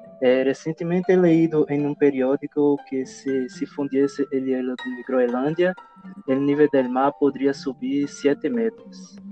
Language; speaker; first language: Spanish; non-native, learner; Portuguese